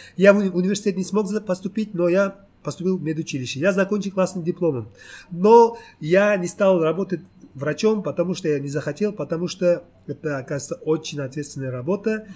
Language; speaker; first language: Russian; non-native, local second language; Tajik